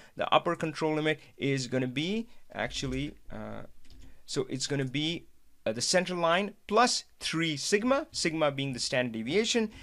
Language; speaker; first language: English; non-native, local second language; Hindi